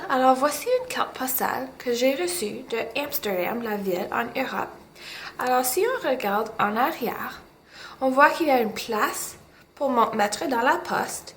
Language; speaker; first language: French; non-native, local second language; English